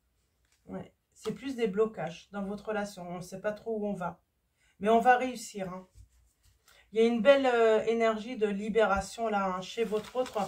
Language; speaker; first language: French; native; French